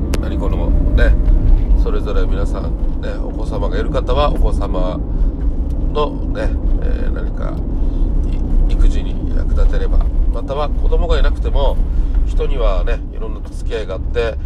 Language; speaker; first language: Japanese; native; Japanese